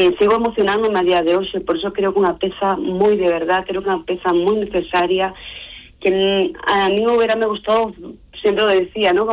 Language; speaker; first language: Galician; non-native, local second language; Spanish